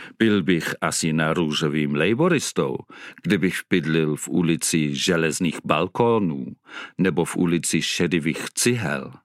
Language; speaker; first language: Czech; non-native, fluent; English